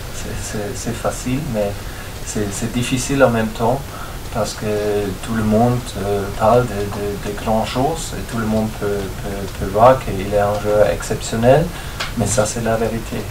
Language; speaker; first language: French; non-native, fluent; German